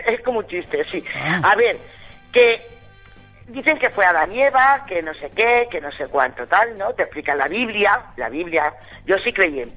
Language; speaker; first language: Spanish; native; Spanish